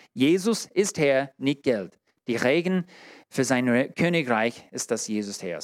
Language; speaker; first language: German; non-native, fluent; English